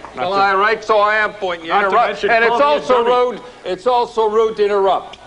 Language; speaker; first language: English; native; English